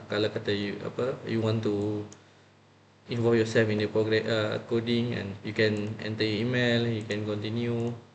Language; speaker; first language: English; non-native, local second language; Malay